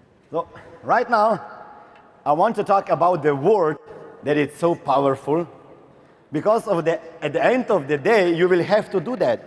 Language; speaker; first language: English; non-native, fluent; Slovenian